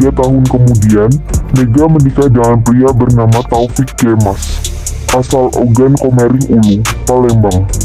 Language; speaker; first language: Indonesian; native; Indonesian